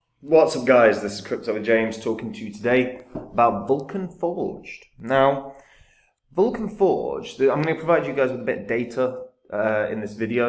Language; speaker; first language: English; native; English